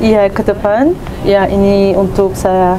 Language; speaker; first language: Indonesian; non-native, learner; Turkish